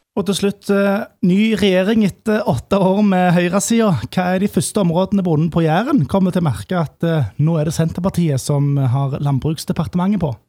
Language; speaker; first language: Norwegian; native; Norwegian